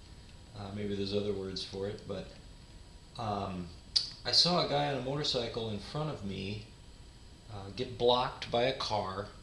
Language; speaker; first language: English; native; English